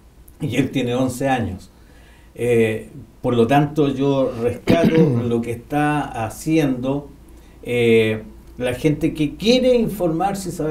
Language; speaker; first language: Spanish; native; Spanish